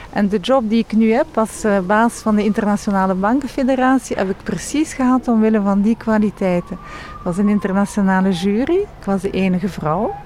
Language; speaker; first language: Dutch; non-native, local second language; French